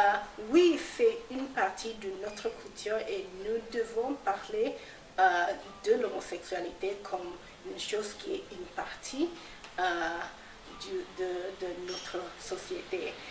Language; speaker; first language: French; non-native, fluent; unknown